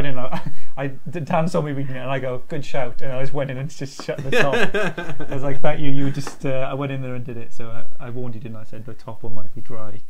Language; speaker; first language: English; native; English